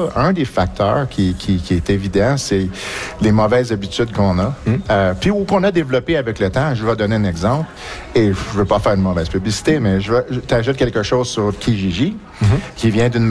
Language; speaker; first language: French; native; French